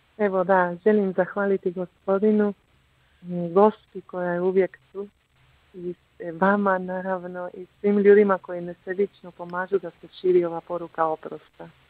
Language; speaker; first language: Croatian; early bilingual, heritage; Croatian